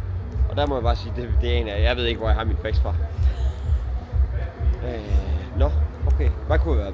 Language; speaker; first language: Danish; native; Danish